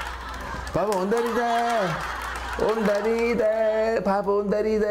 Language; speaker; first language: Korean; native; Korean